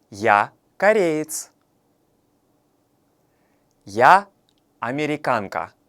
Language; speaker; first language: Russian; non-native, fluent; Korean